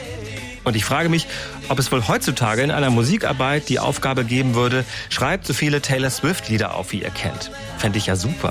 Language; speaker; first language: German; native; German